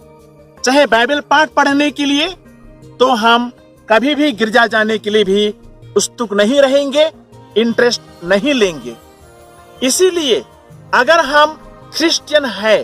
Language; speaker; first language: Hindi; non-native, local second language; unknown